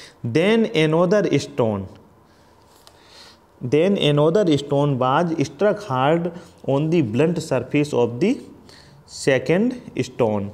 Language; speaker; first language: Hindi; native; Hindi